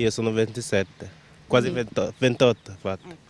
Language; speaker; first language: Italian; non-native, learner; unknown